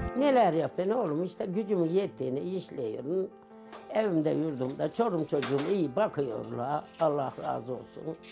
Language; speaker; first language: Turkish; native; Turkish